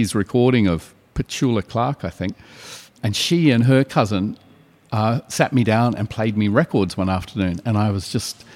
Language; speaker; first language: English; native; English